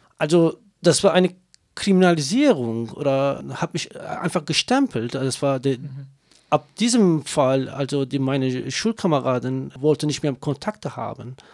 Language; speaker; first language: German; non-native, learner; Kurdish